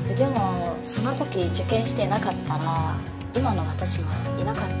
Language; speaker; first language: Japanese; non-native, fluent; Mongolian